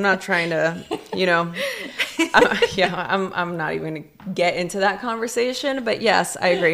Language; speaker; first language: English; native; English